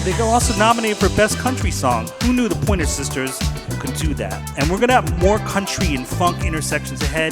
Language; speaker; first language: English; native; English